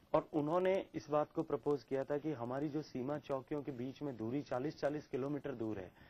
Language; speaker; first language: Hindi; native; Hindi